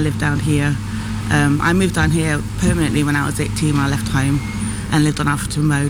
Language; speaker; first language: English; native; English